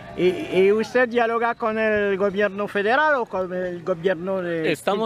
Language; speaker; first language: Spanish; non-native, fluent; French